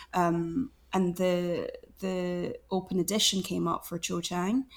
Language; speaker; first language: English; native; English